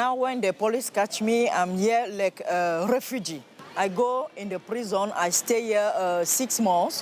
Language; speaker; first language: English; non-native, learner; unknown